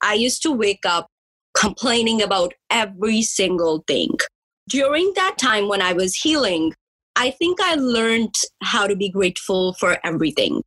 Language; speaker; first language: English; early bilingual, other home language; Punjabi